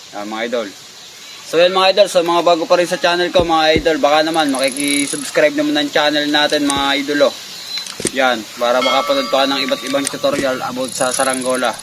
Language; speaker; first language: Filipino; native; Filipino